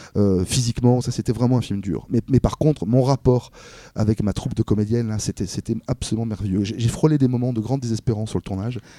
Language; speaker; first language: French; native; French